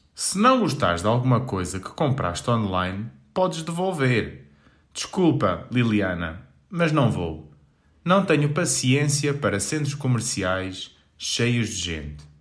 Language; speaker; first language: Portuguese; native; Portuguese